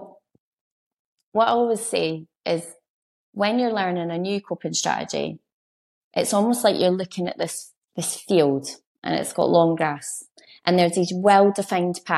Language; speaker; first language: English; native; English